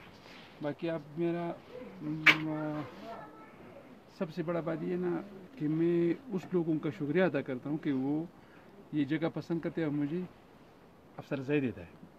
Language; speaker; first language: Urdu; non-native, local second language; Pashto